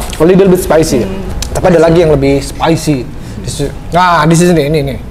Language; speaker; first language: Indonesian; native; Indonesian